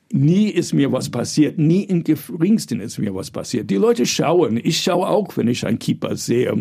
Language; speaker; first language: German; early bilingual, other home language; English